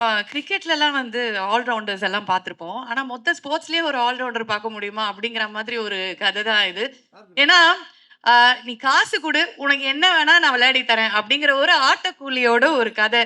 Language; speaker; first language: Tamil; native; Tamil